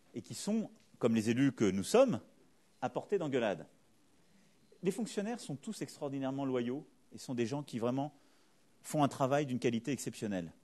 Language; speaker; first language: French; native; French